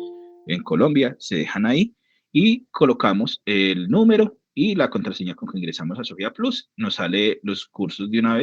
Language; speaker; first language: Spanish; native; Spanish